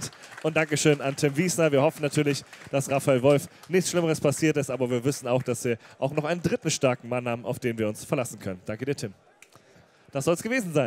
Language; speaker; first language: German; native; German